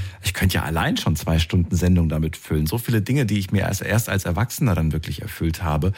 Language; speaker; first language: German; native; German